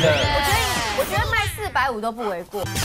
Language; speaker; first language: Chinese; native; Chinese